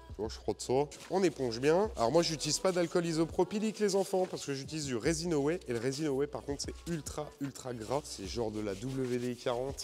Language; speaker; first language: French; native; French